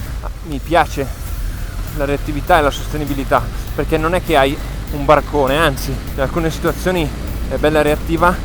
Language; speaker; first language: Italian; native; Italian